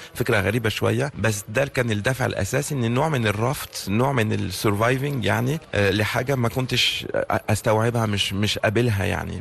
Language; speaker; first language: Arabic; early bilingual, heritage; Arabic